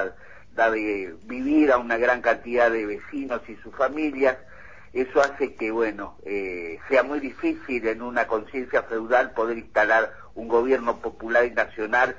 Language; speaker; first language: Spanish; native; Spanish